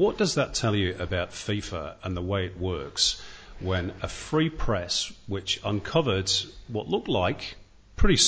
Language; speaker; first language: English; native; English